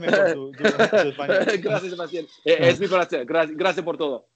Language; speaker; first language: Spanish; non-native, learner; English